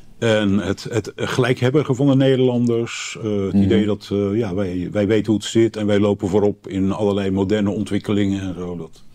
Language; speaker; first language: Dutch; native; Dutch